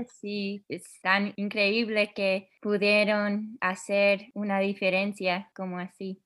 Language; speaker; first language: Spanish; early bilingual, heritage; Spanish